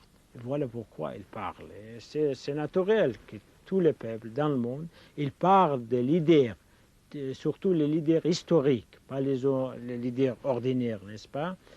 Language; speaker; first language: French; non-native, fluent; Kurdish